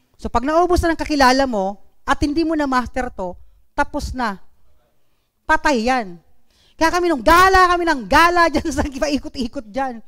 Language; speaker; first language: Filipino; non-native, local second language; Bikol